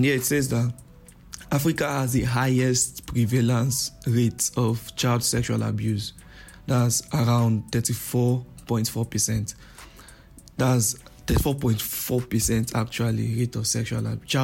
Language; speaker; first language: English; non-native, local second language; Yoruba